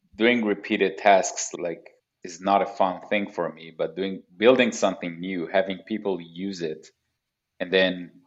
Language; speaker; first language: English; non-native, fluent; Hebrew